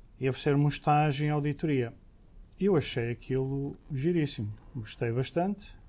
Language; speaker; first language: Portuguese; early bilingual, heritage; Portuguese